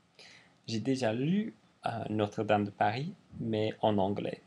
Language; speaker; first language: French; non-native, fluent; English